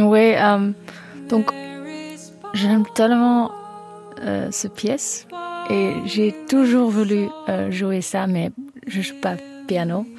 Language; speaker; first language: French; non-native, learner; Dutch